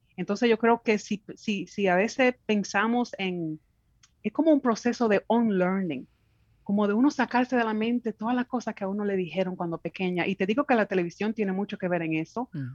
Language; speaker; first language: Spanish; native; Spanish